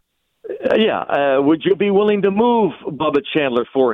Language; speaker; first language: English; native; English